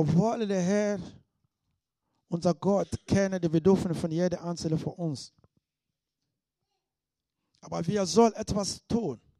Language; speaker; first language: German; non-native, fluent; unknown